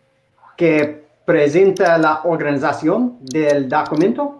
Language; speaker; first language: Spanish; non-native, learner; English